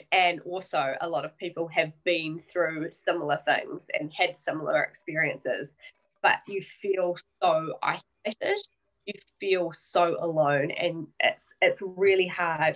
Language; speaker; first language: English; native; English